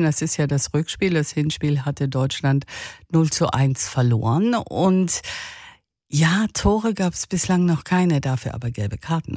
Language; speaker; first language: German; native; German